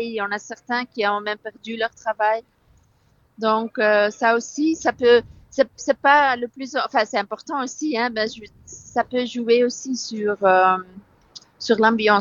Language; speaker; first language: French; non-native, fluent; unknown